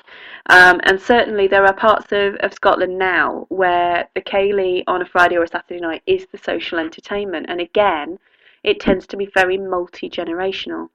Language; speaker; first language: English; native; English